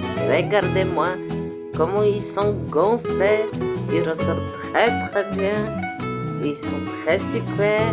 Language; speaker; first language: French; non-native, fluent; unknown